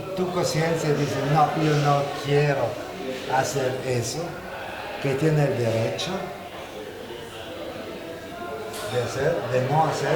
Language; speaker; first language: Spanish; non-native, fluent; Italian